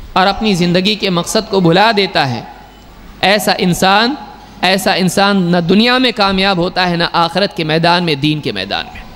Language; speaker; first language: Urdu; native; Urdu